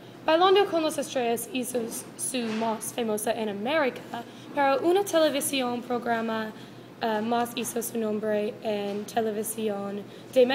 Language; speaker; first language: Spanish; non-native, learner; English